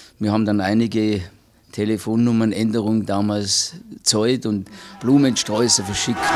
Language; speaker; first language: German; native; German